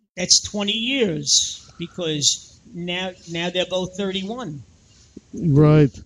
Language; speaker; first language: English; native; English